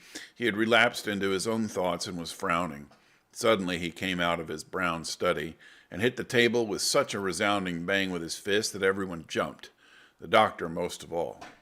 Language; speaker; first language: English; native; English